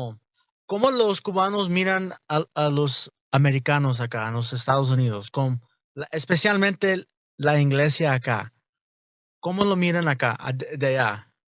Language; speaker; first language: Spanish; non-native, learner; English